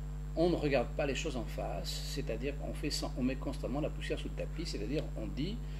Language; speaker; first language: French; native; French